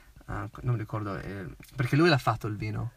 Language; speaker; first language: Italian; non-native, fluent; English